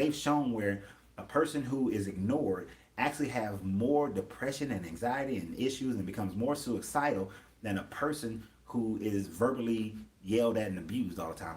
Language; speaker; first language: English; native; English